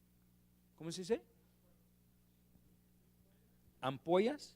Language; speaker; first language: Spanish; non-native, learner; English